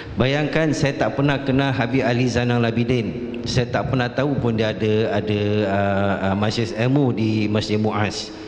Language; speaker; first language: Malay; non-native, local second language; Chinese